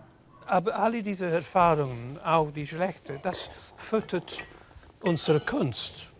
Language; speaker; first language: German; non-native, fluent; English